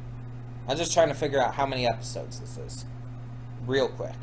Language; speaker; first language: English; native; English